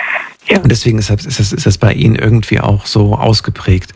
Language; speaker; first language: German; native; German